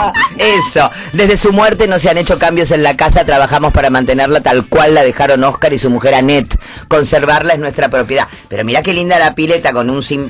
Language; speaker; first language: Spanish; native; Spanish